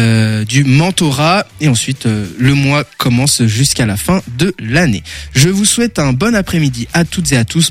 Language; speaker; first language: French; native; French